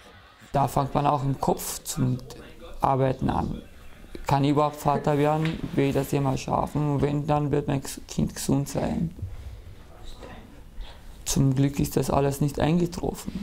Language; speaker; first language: German; early bilingual, other home language; Kurdish